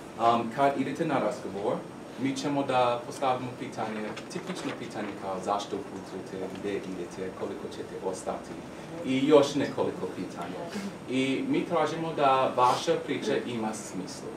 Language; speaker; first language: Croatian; non-native, learner; English